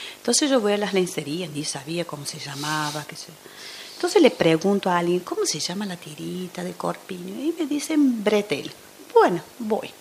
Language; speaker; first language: Spanish; non-native, fluent; Portuguese